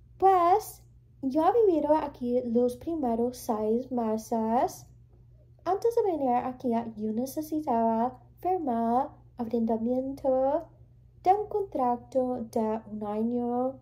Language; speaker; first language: Spanish; early bilingual, heritage; English